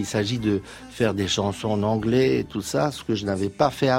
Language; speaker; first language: French; non-native, fluent; Romanian